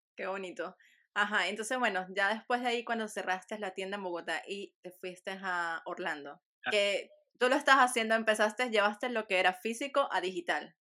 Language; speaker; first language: Spanish; native; Spanish